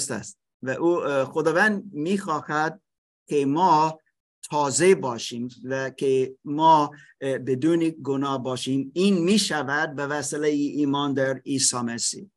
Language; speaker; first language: Persian; non-native, fluent; English